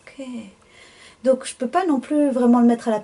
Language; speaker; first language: French; native; French